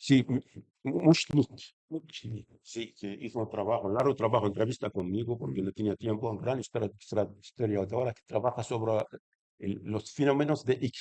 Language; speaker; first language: Spanish; non-native, fluent; Arabic